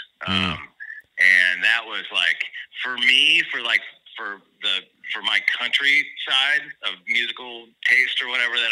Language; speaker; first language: English; native; English